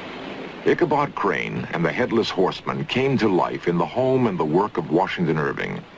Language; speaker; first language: English; native; English